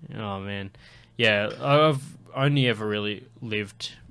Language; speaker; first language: English; native; English